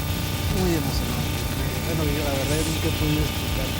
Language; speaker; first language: Spanish; native; Spanish